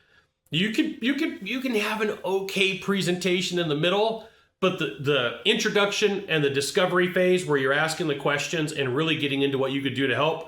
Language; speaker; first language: English; native; English